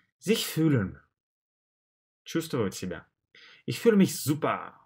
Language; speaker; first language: German; non-native, fluent; Russian